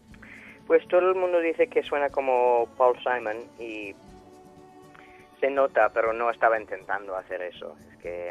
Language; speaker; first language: Spanish; non-native, fluent; English